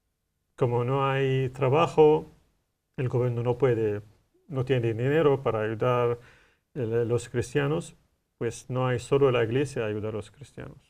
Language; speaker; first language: Spanish; non-native, learner; Arabic